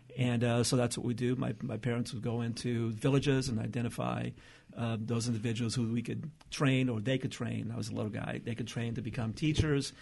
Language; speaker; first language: English; early bilingual, other home language; Portuguese